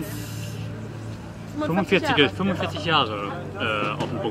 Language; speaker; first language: German; native; German